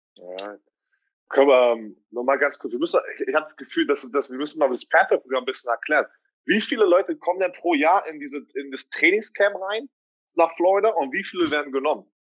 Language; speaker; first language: German; native; German